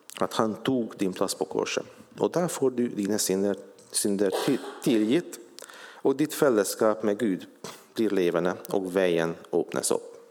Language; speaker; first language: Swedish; non-native, fluent; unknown